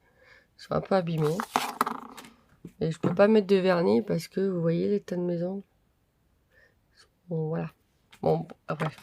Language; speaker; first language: French; native; French